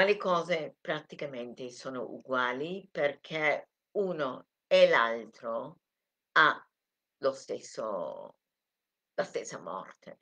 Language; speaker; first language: Italian; non-native, fluent; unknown